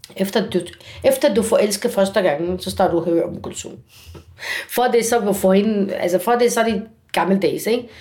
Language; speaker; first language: Danish; non-native, fluent; Arabic